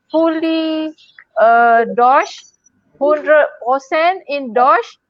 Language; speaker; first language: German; non-native, learner; Malay